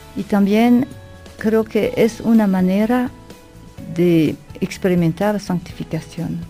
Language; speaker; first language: Spanish; non-native, fluent; French